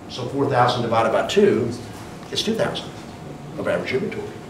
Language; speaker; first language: English; native; English